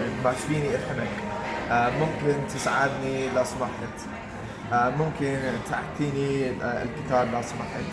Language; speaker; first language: Arabic; non-native, learner; English